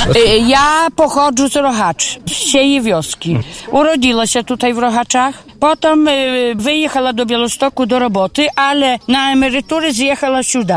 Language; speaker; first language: Polish; non-native, local second language; Ukrainian